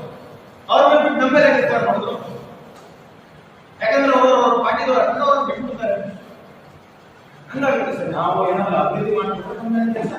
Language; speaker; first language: Kannada; native; Kannada